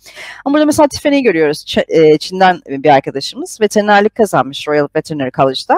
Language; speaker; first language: Turkish; native; Turkish